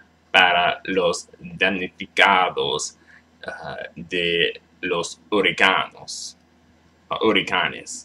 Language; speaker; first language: Spanish; non-native, learner; English